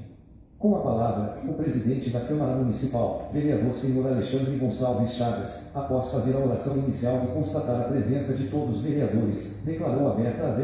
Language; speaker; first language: Portuguese; native; Portuguese